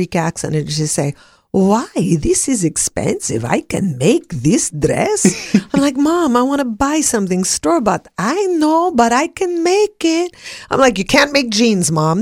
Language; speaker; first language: English; native; English